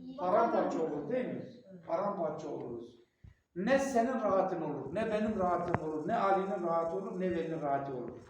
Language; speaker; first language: Turkish; non-native, local second language; Kurdish